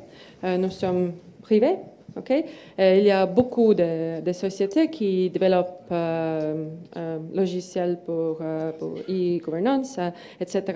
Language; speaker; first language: French; non-native, learner; Estonian